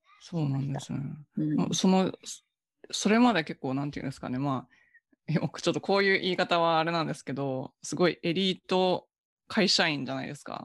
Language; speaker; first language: Japanese; native; Japanese